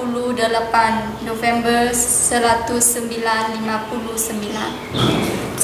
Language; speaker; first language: Indonesian; non-native, learner; Lao